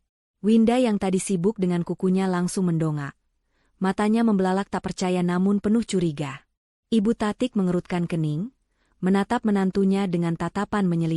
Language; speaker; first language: Indonesian; native; Indonesian